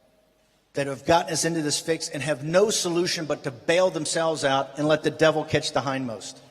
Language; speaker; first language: English; native; English